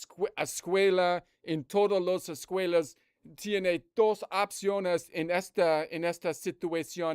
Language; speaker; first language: Spanish; non-native, learner; English